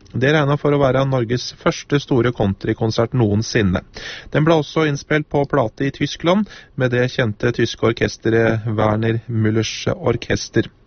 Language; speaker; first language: Norwegian; native; Norwegian